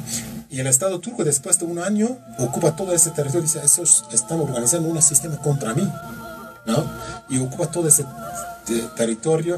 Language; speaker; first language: Spanish; non-native, learner; Kurdish